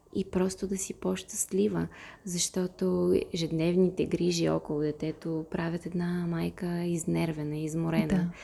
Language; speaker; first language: Bulgarian; non-native, fluent; Russian